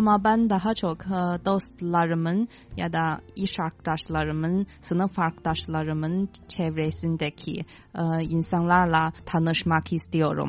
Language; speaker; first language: Turkish; non-native, fluent; Chinese